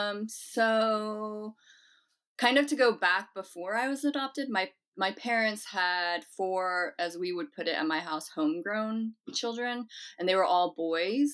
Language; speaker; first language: English; native; English